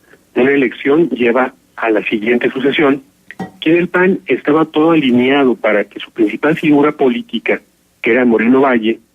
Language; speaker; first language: Spanish; native; Spanish